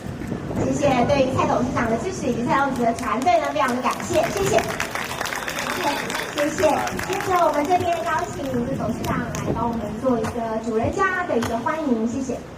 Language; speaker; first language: Chinese; native; Chinese